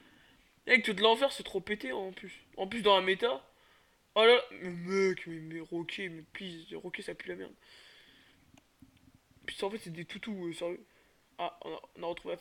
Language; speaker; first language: French; native; French